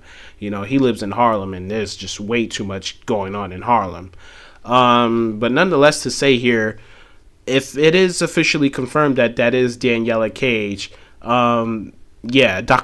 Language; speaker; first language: English; native; English